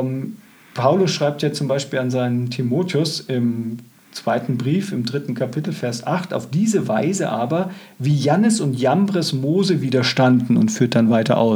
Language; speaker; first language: German; native; German